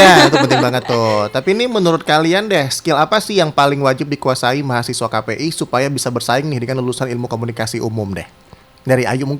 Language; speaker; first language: Indonesian; native; Indonesian